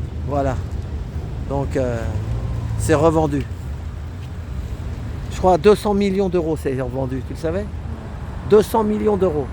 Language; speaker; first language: French; native; French